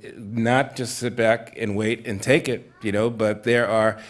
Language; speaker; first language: English; native; English